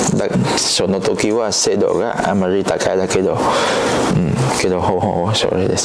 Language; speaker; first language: Japanese; non-native, learner; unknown